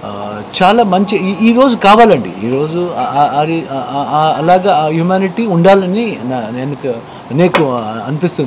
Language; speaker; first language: Telugu; non-native, learner; Kannada